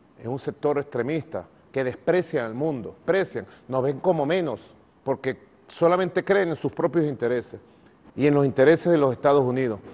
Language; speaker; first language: Spanish; native; Spanish